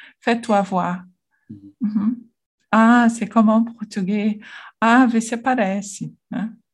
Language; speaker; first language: French; non-native, learner; Portuguese